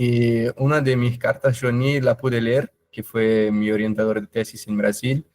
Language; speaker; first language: Spanish; non-native, fluent; Portuguese